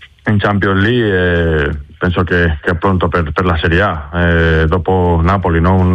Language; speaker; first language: Italian; non-native, learner; Spanish